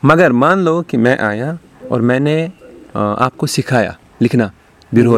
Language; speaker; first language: Hindi; native; Hindi